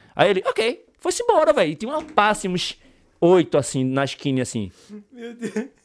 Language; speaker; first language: Portuguese; native; Portuguese